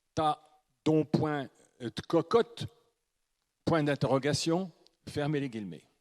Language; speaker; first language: French; native; French